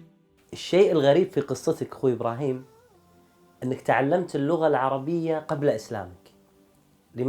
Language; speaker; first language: Arabic; native; Arabic